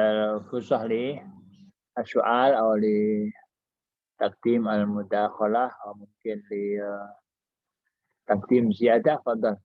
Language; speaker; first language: Arabic; non-native, fluent; Indonesian